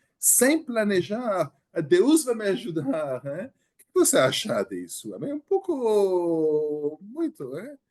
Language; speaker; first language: Portuguese; non-native, learner; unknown